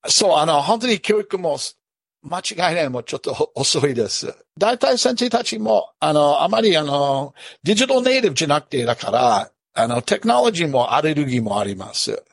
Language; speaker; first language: Japanese; non-native, learner; English